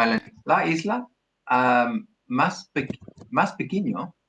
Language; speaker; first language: Spanish; non-native, learner; English